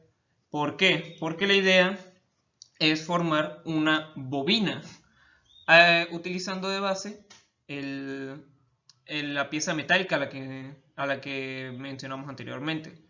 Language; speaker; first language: Spanish; native; Spanish